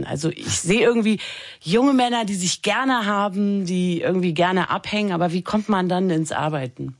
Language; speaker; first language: German; native; German